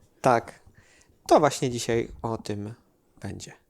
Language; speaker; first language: Polish; native; Polish